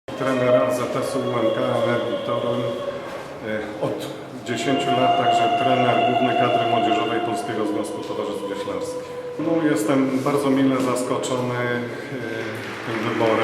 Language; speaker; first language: Polish; native; Polish